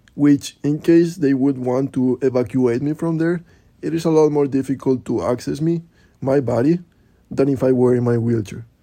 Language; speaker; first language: English; non-native, fluent; Spanish